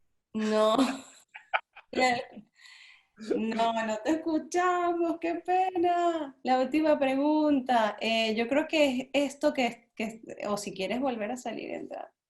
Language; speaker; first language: Spanish; native; Spanish